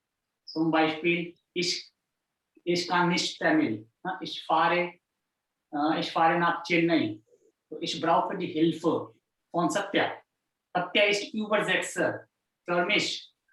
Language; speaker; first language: German; non-native, fluent; Hindi